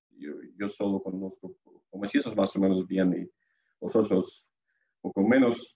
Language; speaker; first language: Spanish; non-native, fluent; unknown